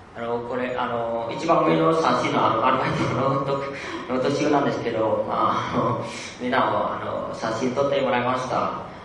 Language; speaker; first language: Japanese; non-native, learner; Vietnamese